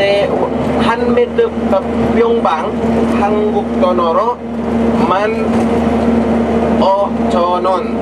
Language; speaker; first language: Korean; non-native, learner; Indonesian